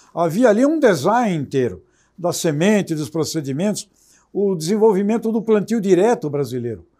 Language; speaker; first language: Portuguese; native; Portuguese